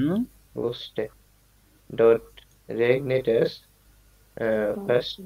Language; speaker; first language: German; non-native, learner; Bangla